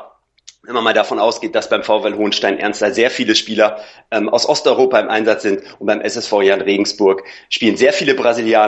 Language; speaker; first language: German; native; German